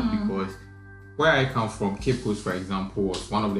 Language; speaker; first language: English; non-native, local second language; Akan